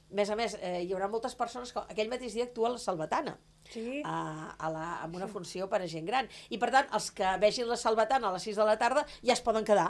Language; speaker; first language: Catalan; native; Catalan